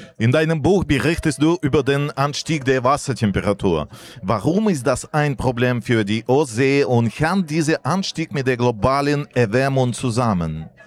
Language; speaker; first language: German; non-native, fluent; Russian